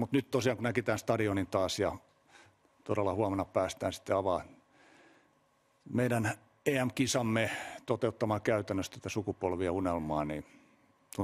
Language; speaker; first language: Finnish; native; Finnish